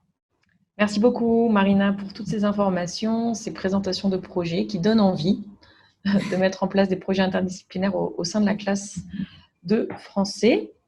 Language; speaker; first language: French; native; French